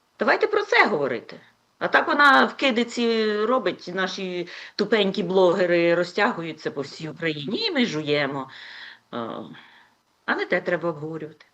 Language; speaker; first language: Ukrainian; native; Ukrainian